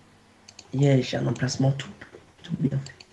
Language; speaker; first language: French; native; French